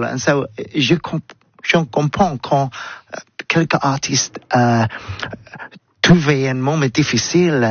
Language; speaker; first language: French; non-native, learner; English